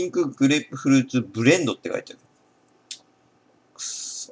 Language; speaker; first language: Japanese; native; Japanese